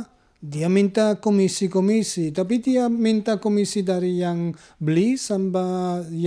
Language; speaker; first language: Indonesian; non-native, learner; German